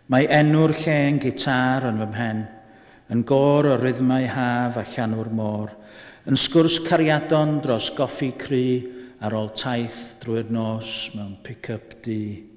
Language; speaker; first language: Welsh; native; Welsh